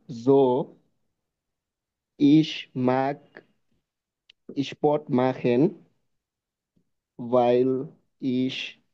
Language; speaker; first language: German; non-native, learner; Bangla